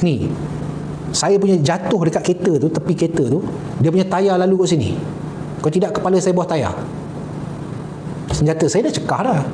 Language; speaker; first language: Malay; native; Malay